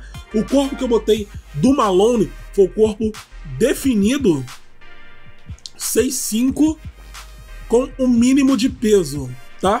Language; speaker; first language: Portuguese; native; Portuguese